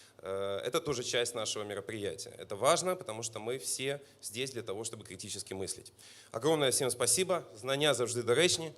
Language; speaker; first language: Russian; native; Russian